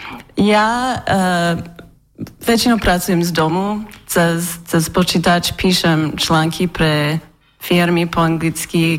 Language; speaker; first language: Slovak; non-native, learner; English